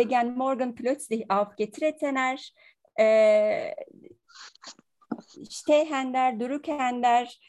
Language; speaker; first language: German; non-native, learner; Turkish